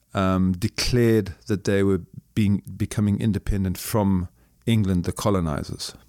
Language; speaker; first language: English; native; English